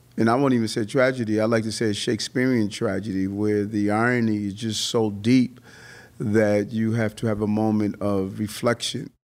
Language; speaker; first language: English; native; English